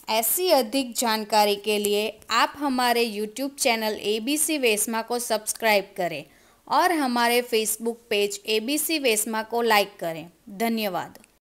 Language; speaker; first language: Hindi; non-native, local second language; Gujarati